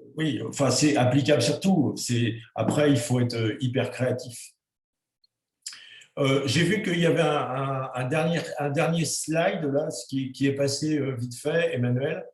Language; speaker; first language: French; native; French